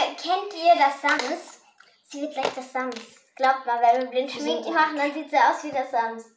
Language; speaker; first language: German; early bilingual, other home language; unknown